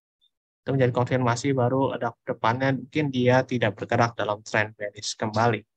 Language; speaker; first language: Indonesian; native; Indonesian